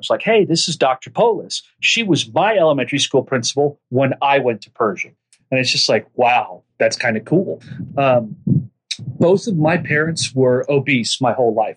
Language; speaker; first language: English; native; English